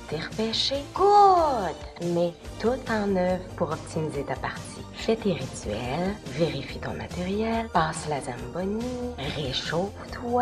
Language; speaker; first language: French; native; French